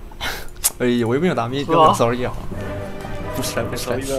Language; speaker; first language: Chinese; native; Chinese